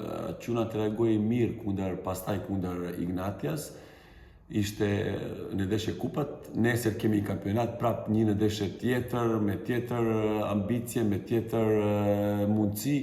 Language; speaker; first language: Albanian; non-native, learner; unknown